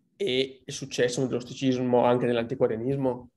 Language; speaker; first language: Italian; native; Italian